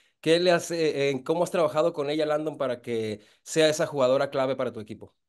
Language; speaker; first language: Spanish; native; Spanish